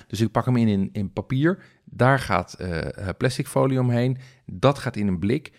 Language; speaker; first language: Dutch; native; Dutch